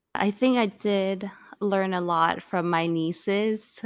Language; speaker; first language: English; non-native, local second language; Cantonese